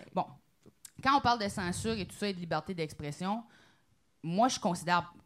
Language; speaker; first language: French; native; French